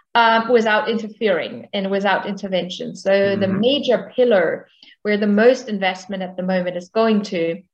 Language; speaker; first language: English; non-native, fluent; German